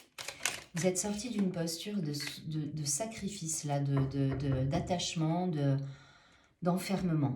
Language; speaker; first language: French; native; French